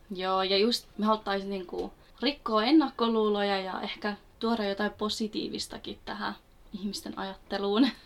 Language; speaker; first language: Finnish; early bilingual, other home language; Kurdish